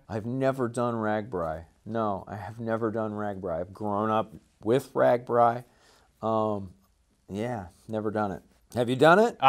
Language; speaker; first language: English; native; English